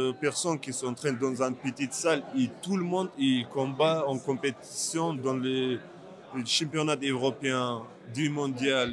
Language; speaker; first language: French; non-native, learner; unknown